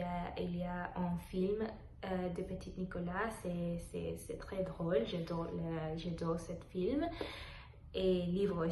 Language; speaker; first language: French; non-native, learner; Telugu